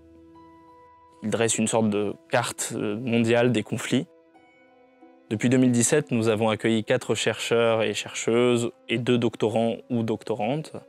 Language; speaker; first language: French; native; French